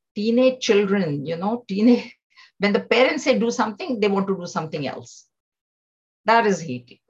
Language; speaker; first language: English; non-native, local second language; Marathi